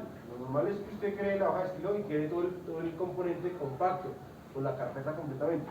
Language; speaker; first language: Spanish; native; Spanish